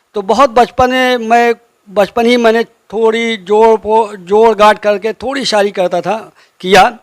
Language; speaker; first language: Urdu; native; Urdu